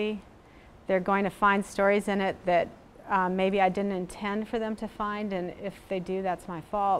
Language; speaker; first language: English; native; English